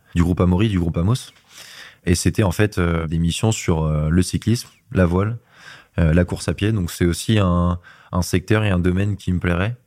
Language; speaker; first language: French; native; French